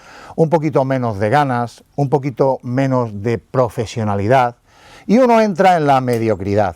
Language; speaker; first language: Spanish; native; Spanish